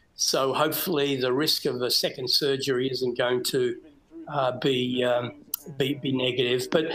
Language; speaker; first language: English; native; English